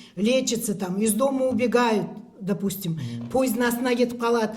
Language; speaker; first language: Russian; non-native, local second language; Kazakh